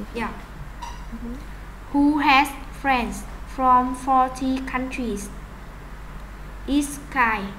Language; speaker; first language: English; non-native, learner; Vietnamese